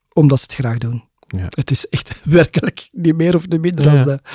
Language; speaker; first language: Dutch; native; Dutch